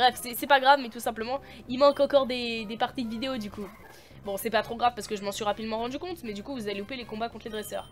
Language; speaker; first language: French; native; French